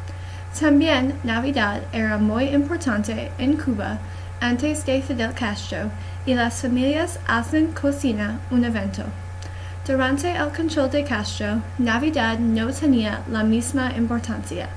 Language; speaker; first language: Spanish; non-native, learner; English